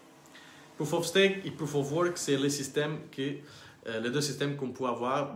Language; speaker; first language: French; non-native, learner; Portuguese